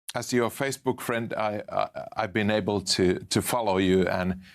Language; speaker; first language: English; non-native, fluent; Finnish